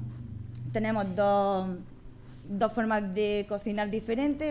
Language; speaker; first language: Spanish; native; Spanish